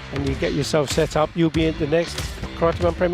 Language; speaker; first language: English; native; English